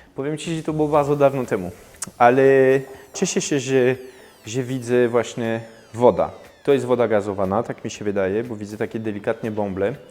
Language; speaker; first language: Polish; non-native, fluent; French